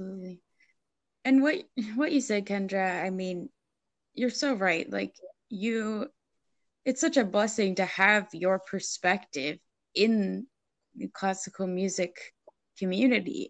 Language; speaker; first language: English; native; English